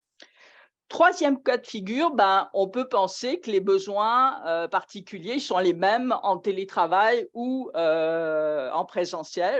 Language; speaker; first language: French; native; French